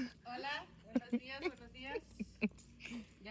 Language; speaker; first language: Spanish; native; Spanish